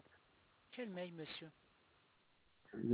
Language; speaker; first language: French; native; French